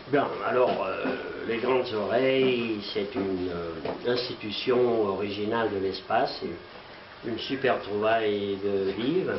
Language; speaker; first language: French; native; French